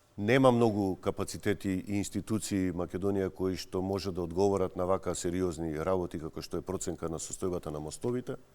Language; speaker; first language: Macedonian; native; Macedonian